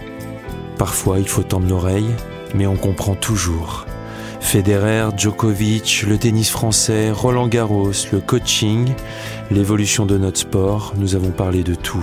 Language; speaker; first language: French; native; French